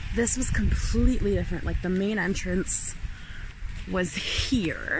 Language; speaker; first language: English; native; English